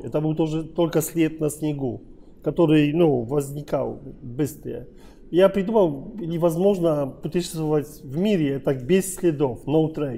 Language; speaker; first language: Russian; non-native, learner; Polish